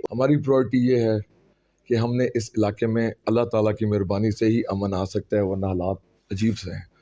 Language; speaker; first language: Urdu; non-native, local second language; Pashto